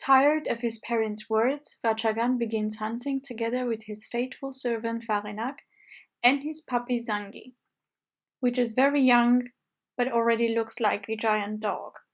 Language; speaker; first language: English; non-native, fluent; Armenian